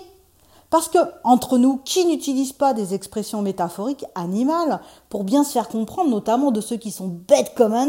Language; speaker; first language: French; native; French